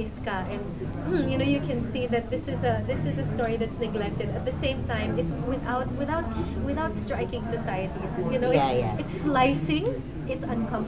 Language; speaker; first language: English; non-native, local second language; Filipino